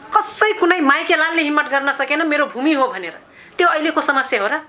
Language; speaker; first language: Nepali; non-native, local second language; Dangaura Tharu